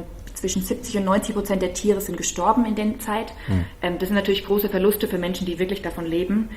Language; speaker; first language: German; native; German